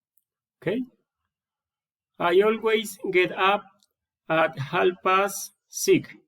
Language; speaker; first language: English; non-native, learner; Spanish